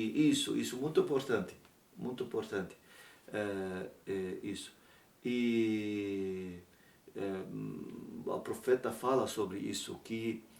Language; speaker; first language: Portuguese; non-native, learner; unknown